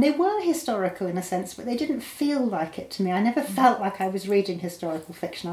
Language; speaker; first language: English; native; English